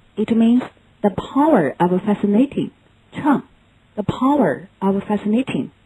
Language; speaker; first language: English; non-native, fluent; Chinese